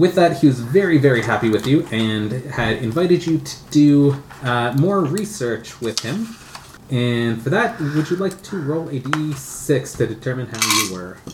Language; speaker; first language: English; native; English